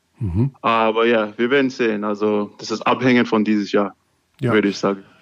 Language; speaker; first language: German; non-native, learner; English